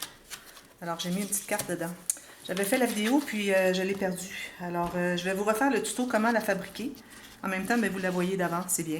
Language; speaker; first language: French; native; French